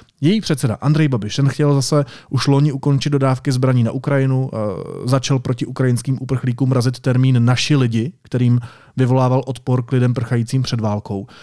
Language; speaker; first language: Czech; native; Czech